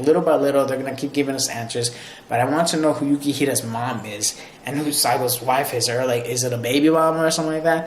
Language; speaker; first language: English; native; English